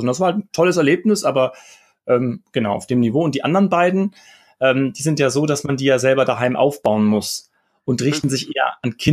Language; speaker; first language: German; native; German